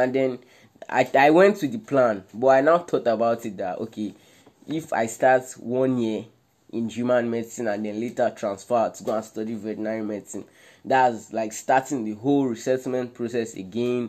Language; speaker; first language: English; non-native, local second language; Yoruba